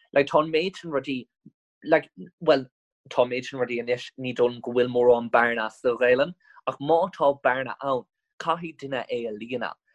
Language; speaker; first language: Irish; non-native, local second language; English